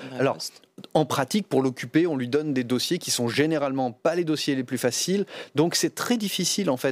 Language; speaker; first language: French; native; French